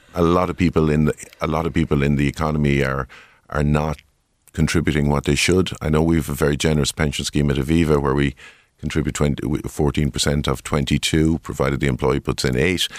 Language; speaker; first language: English; native; English